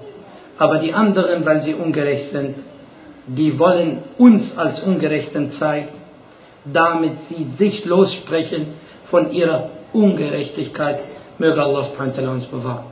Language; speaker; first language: German; non-native, fluent; Arabic